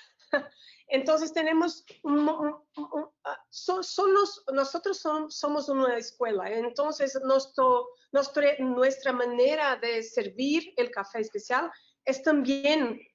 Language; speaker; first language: Spanish; non-native, learner; Portuguese